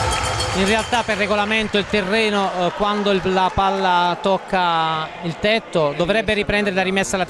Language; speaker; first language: Italian; native; Italian